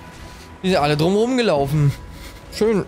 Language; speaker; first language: German; native; German